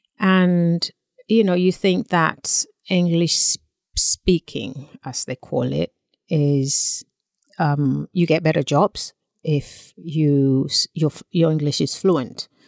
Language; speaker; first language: English; non-native, local second language; Yoruba